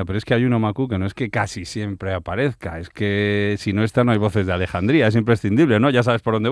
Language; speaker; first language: Spanish; native; Spanish